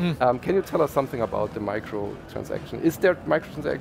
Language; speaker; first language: English; non-native, fluent; German